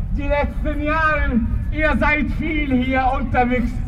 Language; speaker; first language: German; non-native, learner; Arabic